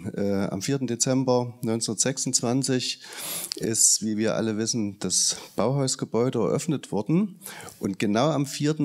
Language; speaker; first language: German; native; German